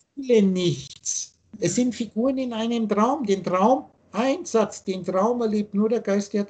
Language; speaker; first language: German; native; German